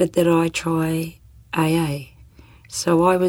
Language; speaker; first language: English; native; English